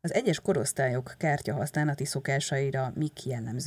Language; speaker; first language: Hungarian; native; Hungarian